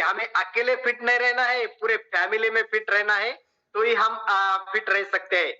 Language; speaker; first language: Hindi; non-native, local second language; Marathi